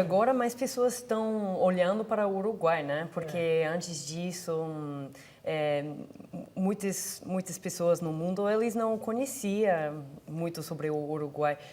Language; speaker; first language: Portuguese; non-native, fluent; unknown